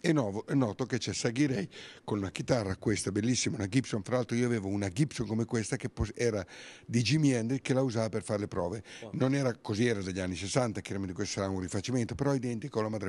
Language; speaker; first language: Italian; native; Italian